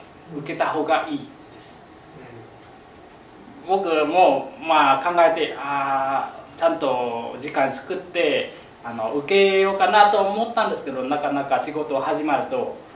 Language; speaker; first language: Japanese; non-native, fluent; Vietnamese